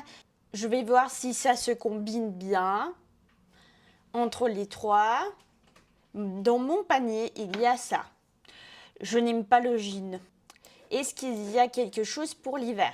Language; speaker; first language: French; non-native, fluent; Russian